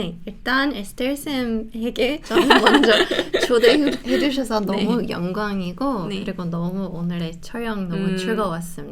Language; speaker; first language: Korean; non-native, fluent; English